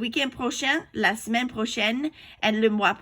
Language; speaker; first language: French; non-native, fluent; English